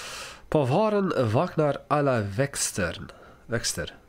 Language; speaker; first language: Swedish; non-native, learner; English